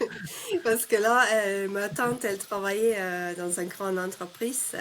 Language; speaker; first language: French; non-native, fluent; Finnish